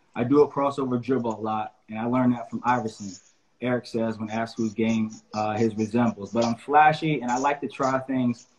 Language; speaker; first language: English; native; English